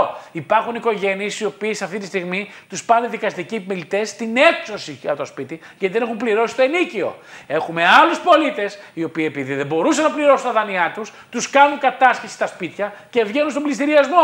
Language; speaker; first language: Greek; native; Greek